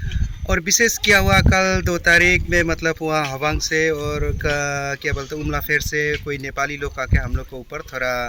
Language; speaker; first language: Hindi; non-native, local second language; Nepali